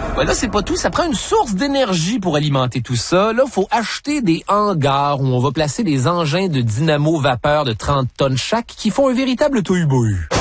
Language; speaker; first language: French; native; French